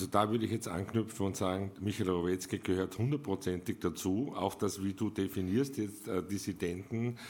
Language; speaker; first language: German; native; German